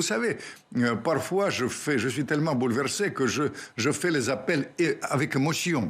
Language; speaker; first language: French; non-native, fluent; Russian